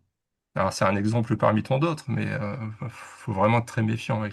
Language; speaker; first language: French; native; French